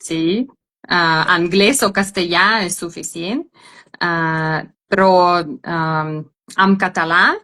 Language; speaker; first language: Catalan; non-native, learner; Russian